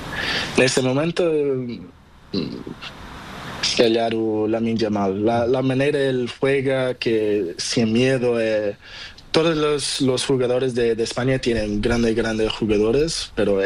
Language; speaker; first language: Spanish; non-native, learner; Portuguese